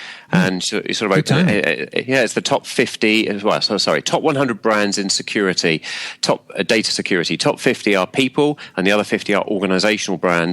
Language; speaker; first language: English; native; English